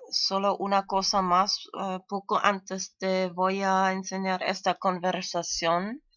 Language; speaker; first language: Spanish; non-native, fluent; German